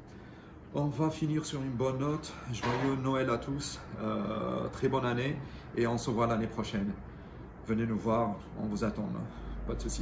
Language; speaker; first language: French; non-native, local second language; Arabic